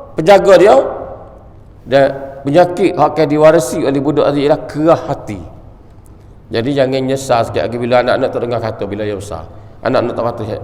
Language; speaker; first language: Malay; native; Malay